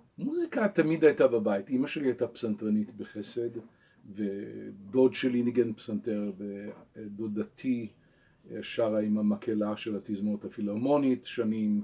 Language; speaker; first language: Hebrew; non-native, local second language; English